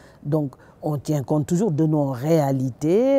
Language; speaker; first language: French; non-native, local second language; Wolof